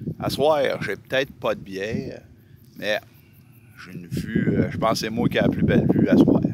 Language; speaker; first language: French; native; French